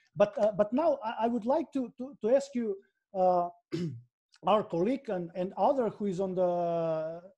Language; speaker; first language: English; non-native, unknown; Macedonian